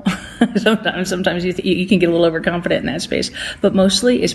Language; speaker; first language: English; native; English